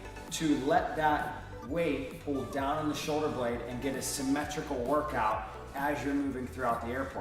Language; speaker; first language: English; native; English